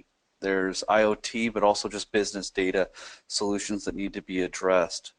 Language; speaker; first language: English; native; English